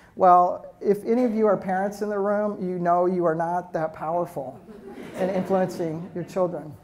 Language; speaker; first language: English; native; English